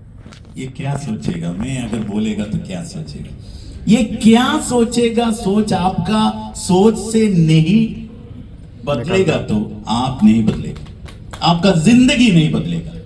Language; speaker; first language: Hindi; non-native, learner; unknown